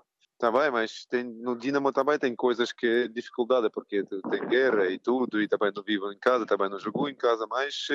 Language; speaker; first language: Portuguese; non-native, learner; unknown